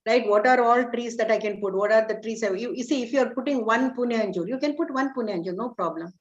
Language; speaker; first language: English; non-native, local second language; Kannada